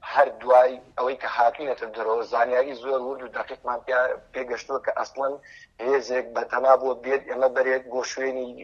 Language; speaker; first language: Central Kurdish; native; Central Kurdish